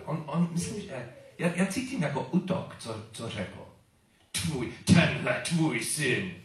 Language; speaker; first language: Czech; non-native, learner; English